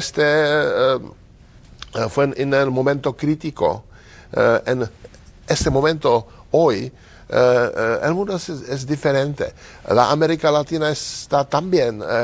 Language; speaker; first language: Spanish; non-native, learner; Czech